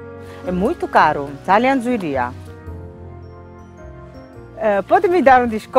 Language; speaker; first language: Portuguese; non-native, fluent; Georgian